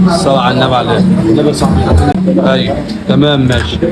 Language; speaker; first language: Arabic; native; Arabic